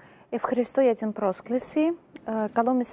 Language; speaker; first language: Greek; non-native, learner; Russian